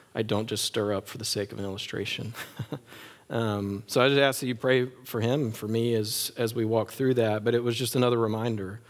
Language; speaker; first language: English; native; English